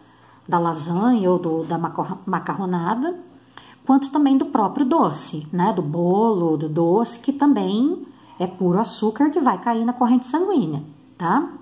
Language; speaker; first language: Portuguese; native; Portuguese